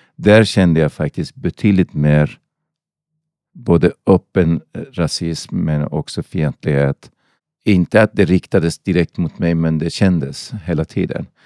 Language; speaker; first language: Swedish; non-native, fluent; Persian